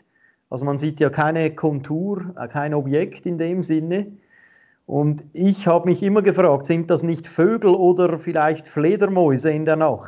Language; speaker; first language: German; native; German